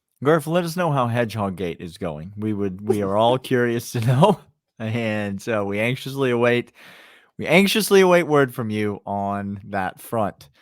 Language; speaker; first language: English; native; English